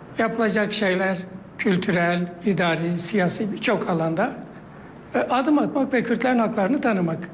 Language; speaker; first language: Turkish; non-native, local second language; Kurdish